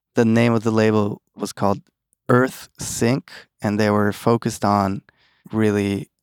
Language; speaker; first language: English; early bilingual, other home language; Hebrew